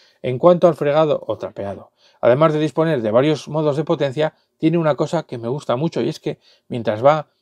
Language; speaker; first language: Spanish; native; Spanish